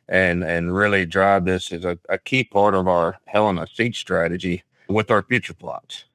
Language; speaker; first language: English; native; English